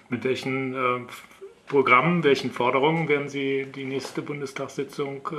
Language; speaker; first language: German; native; German